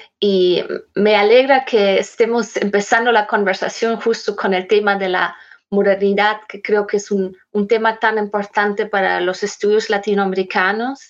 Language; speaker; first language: Spanish; non-native, fluent; German